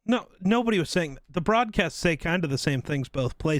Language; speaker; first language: English; native; English